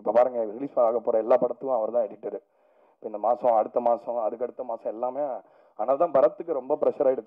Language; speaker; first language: Tamil; native; Tamil